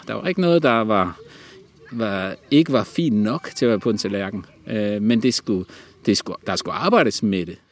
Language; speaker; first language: Danish; native; Danish